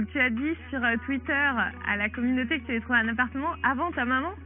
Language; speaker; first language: French; native; French